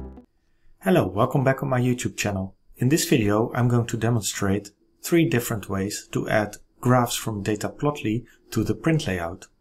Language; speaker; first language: English; non-native, fluent; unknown